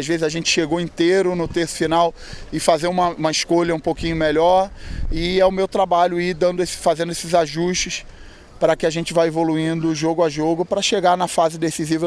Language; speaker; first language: Portuguese; native; Portuguese